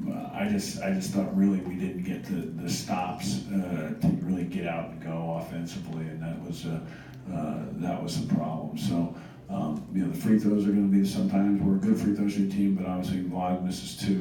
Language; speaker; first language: English; native; English